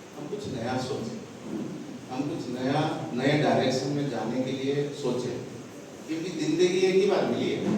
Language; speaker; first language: Hindi; non-native, local second language; Odia